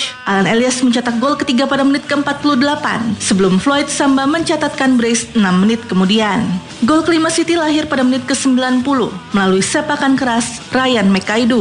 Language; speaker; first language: Indonesian; native; Indonesian